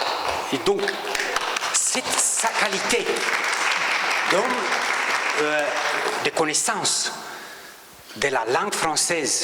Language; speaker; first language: French; non-native, local second language; Romanian